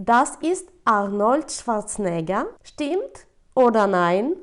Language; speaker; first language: German; non-native, fluent; Ukrainian